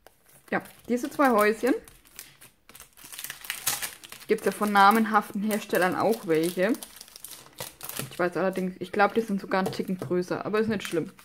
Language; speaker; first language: German; non-native, fluent; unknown